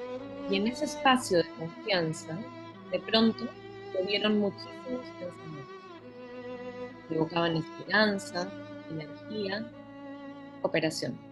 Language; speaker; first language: Spanish; native; Spanish